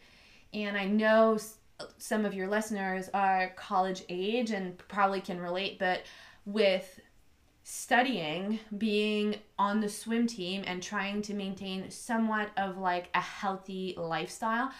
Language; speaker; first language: English; non-native, fluent; French